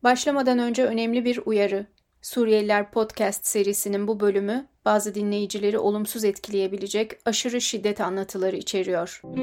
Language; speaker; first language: Turkish; native; Turkish